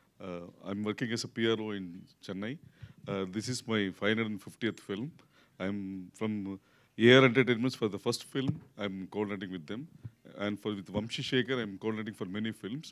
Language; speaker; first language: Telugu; non-native, learner; Tamil